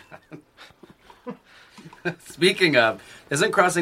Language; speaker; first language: English; native; English